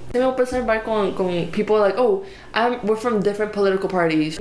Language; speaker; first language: English; non-native, local second language; Spanish